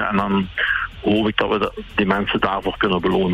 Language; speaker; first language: Dutch; native; Dutch